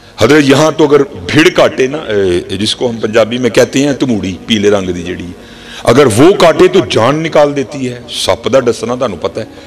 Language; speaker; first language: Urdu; non-native, local second language; Punjabi